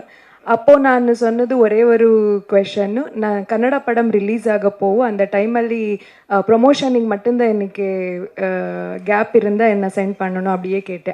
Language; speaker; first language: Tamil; non-native, learner; Kannada